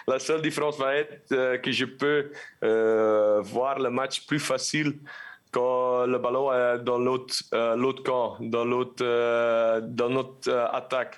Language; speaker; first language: French; non-native, local second language; Dutch